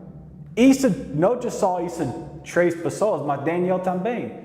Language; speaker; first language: Portuguese; non-native, learner; English